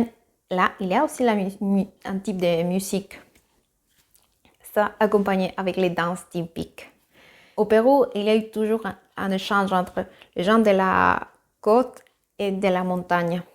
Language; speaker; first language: French; non-native, fluent; Spanish